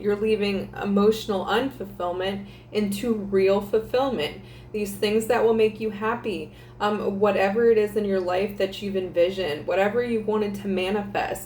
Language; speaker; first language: English; native; English